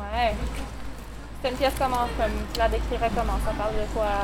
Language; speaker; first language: French; native; French